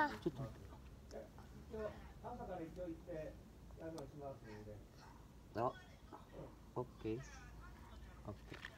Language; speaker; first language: Japanese; non-native, learner; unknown